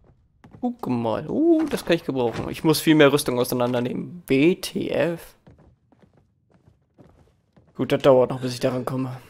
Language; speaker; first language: German; native; German